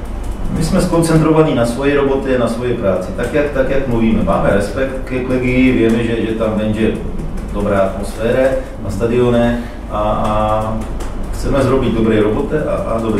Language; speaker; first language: Polish; non-native, learner; Czech